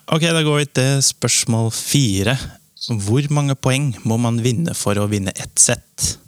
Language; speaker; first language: Norwegian; non-native, fluent; Dutch